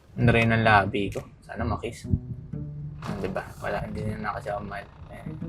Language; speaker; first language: Filipino; native; Filipino